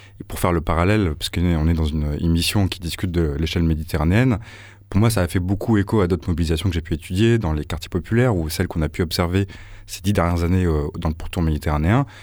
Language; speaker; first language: French; native; French